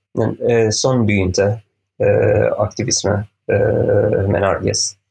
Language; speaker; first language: Norwegian; non-native, fluent; Persian